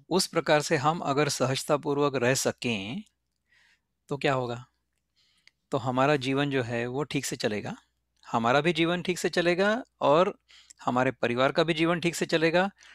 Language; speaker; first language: Hindi; native; Hindi